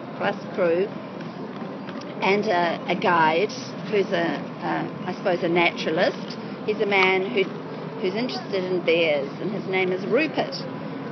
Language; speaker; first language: English; native; English